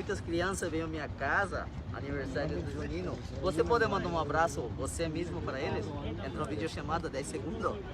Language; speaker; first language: Portuguese; non-native, learner; Bangla